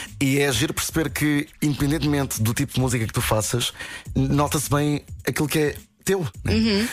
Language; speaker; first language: Portuguese; native; Portuguese